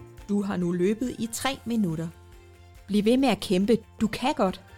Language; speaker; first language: Danish; native; Danish